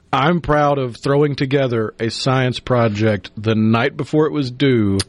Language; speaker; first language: English; native; English